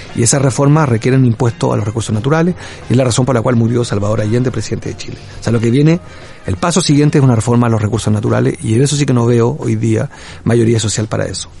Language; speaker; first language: Spanish; native; Spanish